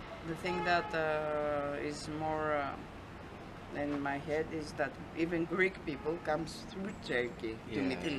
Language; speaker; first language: English; non-native, fluent; Greek